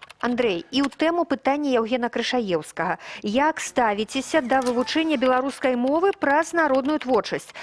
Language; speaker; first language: Belarusian; native; Belarusian